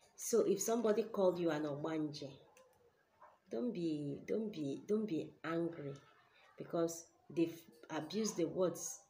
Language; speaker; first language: English; non-native, local second language; Igbo